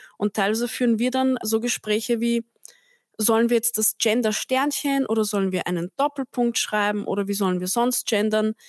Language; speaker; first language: German; early bilingual, other home language; Turkish